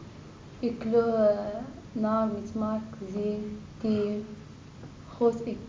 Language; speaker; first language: Dutch; non-native, learner; Arabic